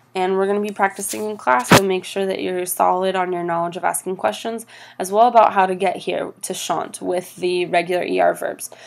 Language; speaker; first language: English; native; English